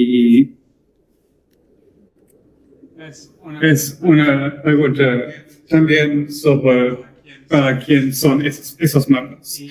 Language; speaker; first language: Spanish; non-native, learner; German